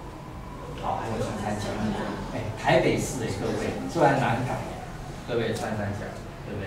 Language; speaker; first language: Chinese; native; Chinese